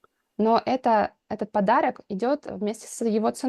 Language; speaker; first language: Russian; non-native, fluent; English